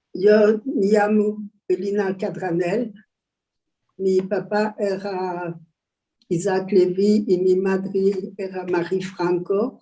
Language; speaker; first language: Spanish; early bilingual, heritage; Ladino